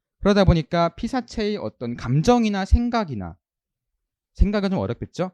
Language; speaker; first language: Korean; native; Korean